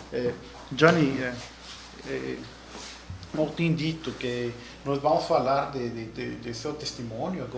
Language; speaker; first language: Portuguese; non-native, learner; Spanish